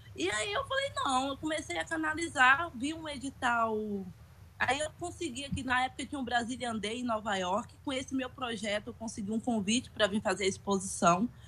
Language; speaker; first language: Portuguese; native; Portuguese